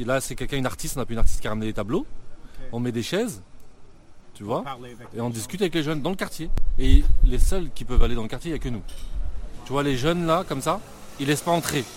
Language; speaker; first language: French; native; French